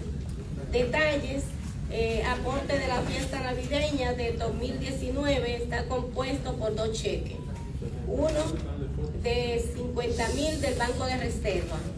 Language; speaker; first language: Spanish; native; Spanish